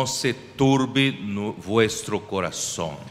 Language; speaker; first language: Spanish; non-native, fluent; Portuguese